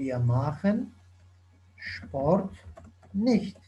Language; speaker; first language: German; non-native, fluent; Turkish